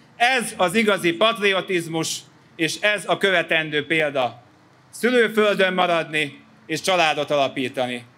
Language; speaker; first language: Hungarian; native; Hungarian